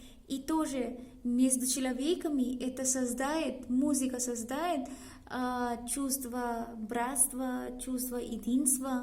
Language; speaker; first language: Russian; non-native, learner; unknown